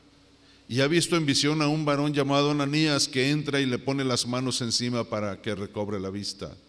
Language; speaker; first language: Spanish; native; Spanish